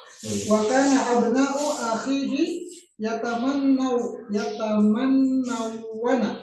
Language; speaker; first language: Arabic; non-native, learner; Indonesian